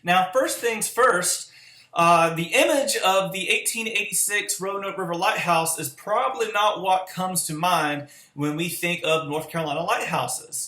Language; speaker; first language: English; native; English